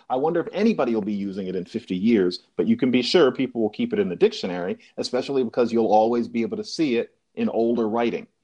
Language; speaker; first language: English; native; English